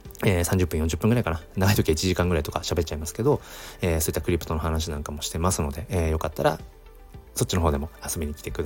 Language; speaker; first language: Japanese; native; Japanese